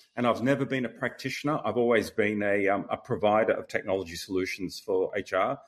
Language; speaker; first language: English; native; English